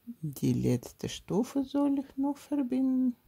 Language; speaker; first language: German; non-native, learner; Russian